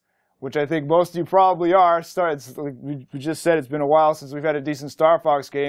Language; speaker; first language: English; native; English